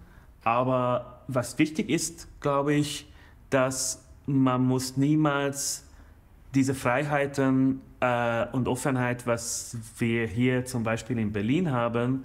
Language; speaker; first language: German; non-native, fluent; Hungarian